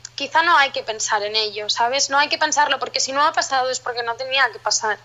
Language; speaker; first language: Spanish; native; Spanish